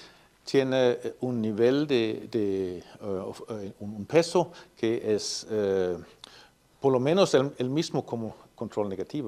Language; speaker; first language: Spanish; non-native, fluent; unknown